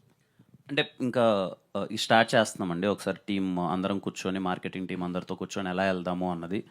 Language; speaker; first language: Telugu; native; Telugu